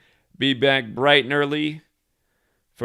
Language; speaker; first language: English; native; English